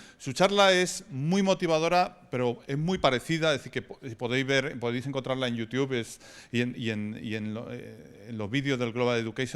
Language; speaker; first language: Spanish; native; Spanish